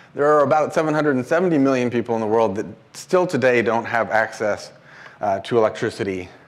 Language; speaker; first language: English; native; English